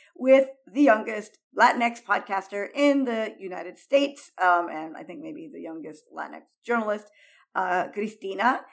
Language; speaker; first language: English; early bilingual, heritage; Spanish